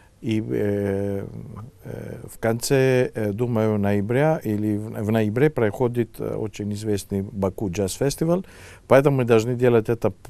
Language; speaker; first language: Russian; non-native, fluent; Greek